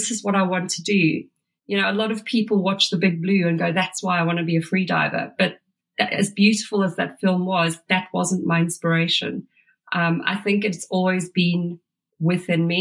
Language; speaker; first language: English; native; English